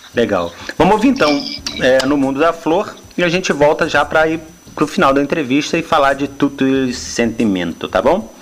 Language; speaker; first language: Portuguese; native; Portuguese